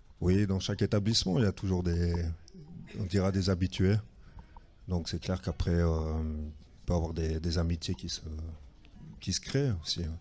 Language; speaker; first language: French; native; French